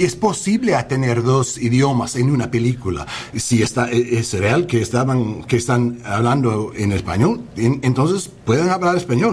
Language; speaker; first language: Spanish; non-native, learner; English